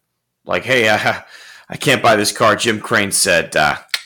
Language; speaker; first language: English; native; English